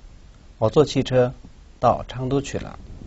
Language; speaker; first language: Chinese; non-native, local second language; Tibetan